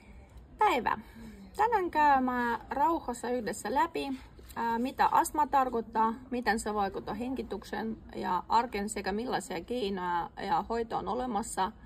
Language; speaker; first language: Finnish; non-native, learner; Russian